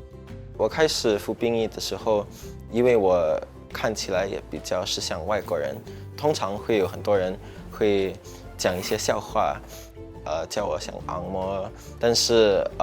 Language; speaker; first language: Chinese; non-native, local second language; English